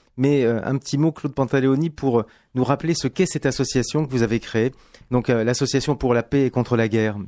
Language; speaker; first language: French; native; French